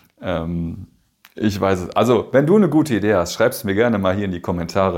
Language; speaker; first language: German; native; German